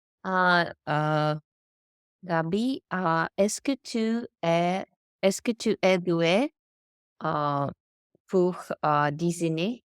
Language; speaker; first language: French; non-native, learner; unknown